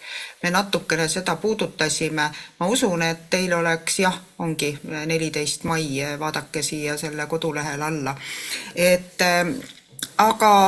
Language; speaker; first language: Estonian; native; Estonian